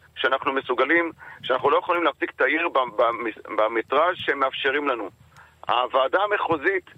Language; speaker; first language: Hebrew; native; Hebrew